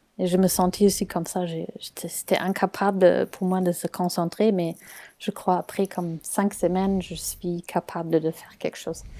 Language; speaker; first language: French; non-native, fluent; German